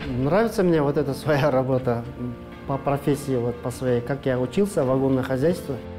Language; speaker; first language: Russian; non-native, local second language; Kazakh